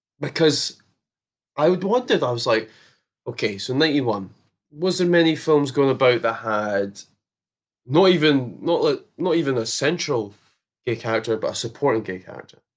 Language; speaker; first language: English; native; English